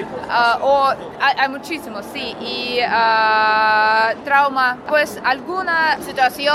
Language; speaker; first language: Spanish; non-native, learner; Russian